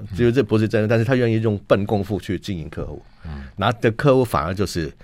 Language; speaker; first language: Chinese; non-native, local second language; Cantonese